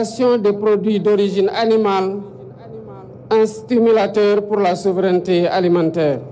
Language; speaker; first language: French; non-native, local second language; Wolof